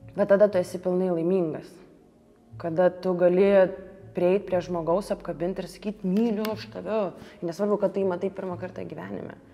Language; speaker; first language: Lithuanian; early bilingual, other home language; Russian